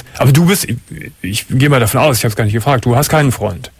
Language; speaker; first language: German; native; German